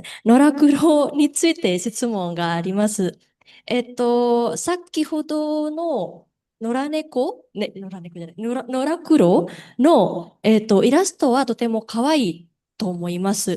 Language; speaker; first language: Japanese; non-native, learner; Indonesian